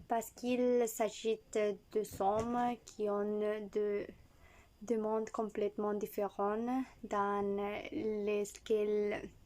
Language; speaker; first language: French; non-native, learner; Spanish